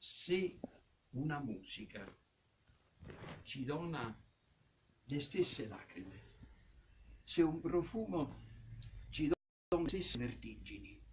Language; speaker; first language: Italian; native; Italian